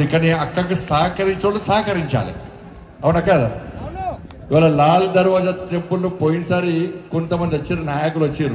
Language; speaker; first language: Telugu; native; Telugu